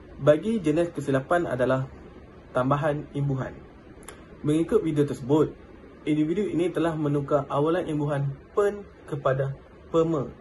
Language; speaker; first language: Malay; native; Malay